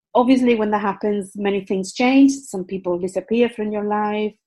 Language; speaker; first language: English; non-native, fluent; Spanish